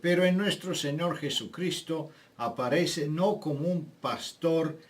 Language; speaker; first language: Spanish; non-native, fluent; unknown